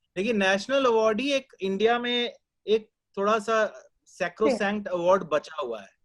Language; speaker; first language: Hindi; native; Hindi